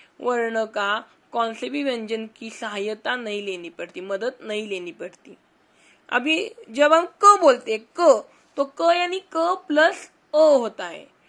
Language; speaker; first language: Hindi; non-native, local second language; Marathi